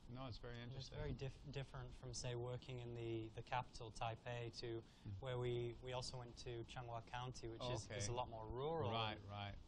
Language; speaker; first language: English; native; English